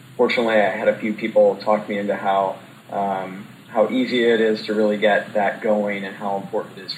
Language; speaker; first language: English; native; English